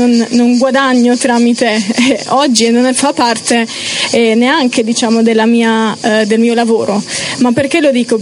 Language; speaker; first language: Italian; early bilingual, other home language; Romanian